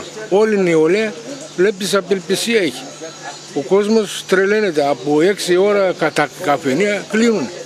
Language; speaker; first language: Greek; non-native, local second language; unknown